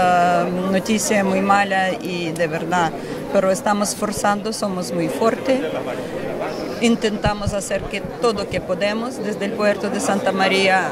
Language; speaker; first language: Spanish; non-native, learner; Ukrainian